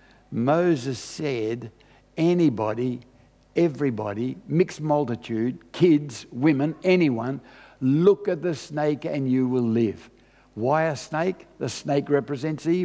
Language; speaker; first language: English; native; English